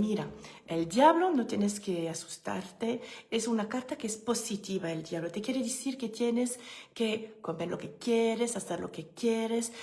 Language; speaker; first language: Spanish; non-native, learner; French